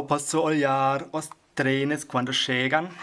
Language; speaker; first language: Portuguese; non-native, fluent; German